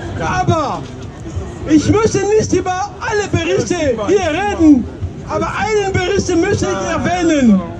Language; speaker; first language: German; non-native, fluent; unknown